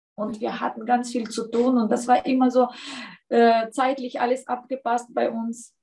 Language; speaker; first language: German; non-native, fluent; Russian